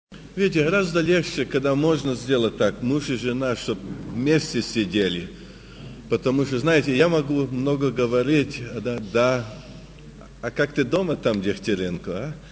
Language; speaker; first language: Russian; early bilingual, heritage; Russian